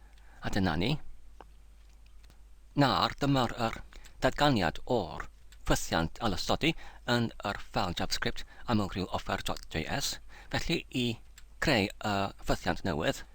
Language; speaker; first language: Welsh; non-native, learner; English